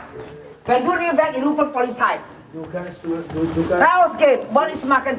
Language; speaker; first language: German; non-native, learner; Indonesian